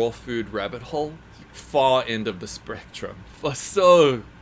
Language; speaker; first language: English; native; English